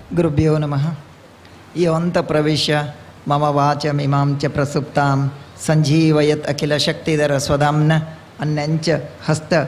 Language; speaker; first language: Kannada; non-native, local second language; Tulu